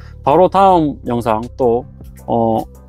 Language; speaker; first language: Korean; native; Korean